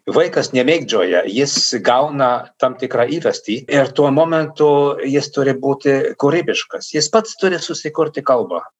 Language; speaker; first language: Lithuanian; non-native, fluent; Dutch